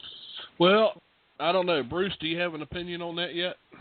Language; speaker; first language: English; native; English